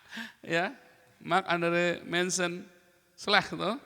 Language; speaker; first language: Dutch; non-native, learner; Indonesian